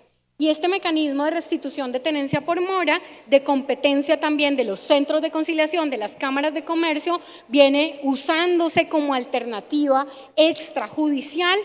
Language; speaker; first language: Spanish; native; Spanish